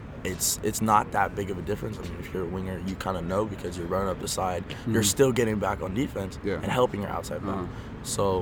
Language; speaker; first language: English; native; English